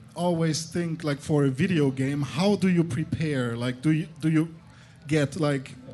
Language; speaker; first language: English; non-native, fluent; German